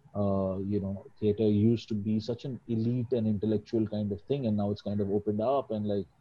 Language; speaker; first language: English; non-native, local second language; Hindi